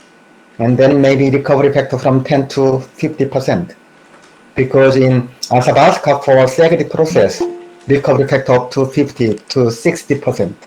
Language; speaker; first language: English; non-native, fluent; Korean